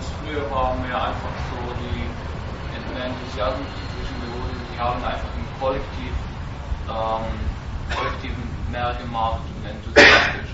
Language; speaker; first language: German; non-native, learner; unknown